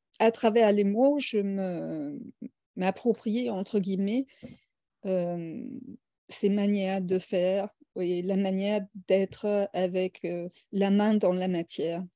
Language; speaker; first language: French; non-native, fluent; Danish